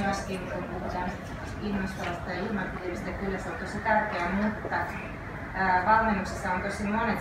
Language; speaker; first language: Finnish; non-native, fluent; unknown